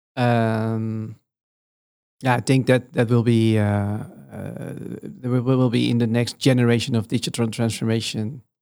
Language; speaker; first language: English; non-native, fluent; Dutch